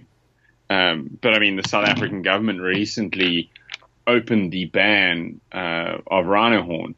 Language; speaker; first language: English; native; English